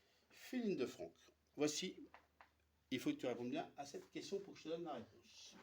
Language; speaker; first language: French; native; French